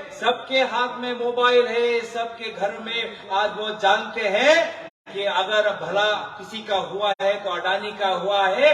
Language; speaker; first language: Hindi; non-native, local second language; Assamese